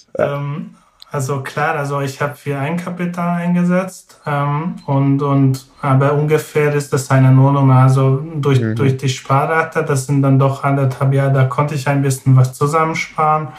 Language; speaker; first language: German; non-native, fluent; Hungarian